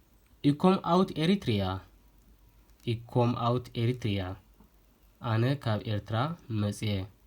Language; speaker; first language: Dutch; non-native, fluent; Tigrinya